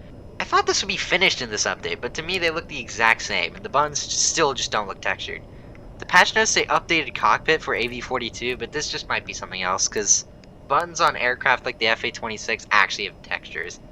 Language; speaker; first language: English; native; English